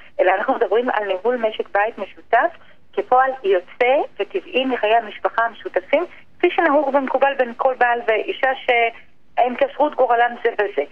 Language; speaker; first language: Hebrew; native; Hebrew